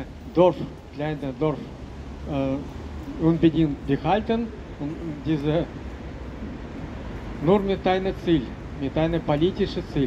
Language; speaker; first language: German; non-native, learner; Russian